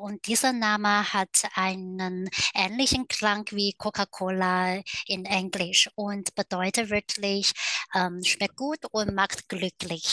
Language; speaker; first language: German; non-native, fluent; Chinese